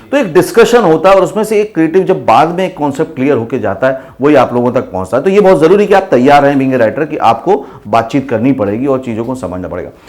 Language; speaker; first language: Hindi; native; Hindi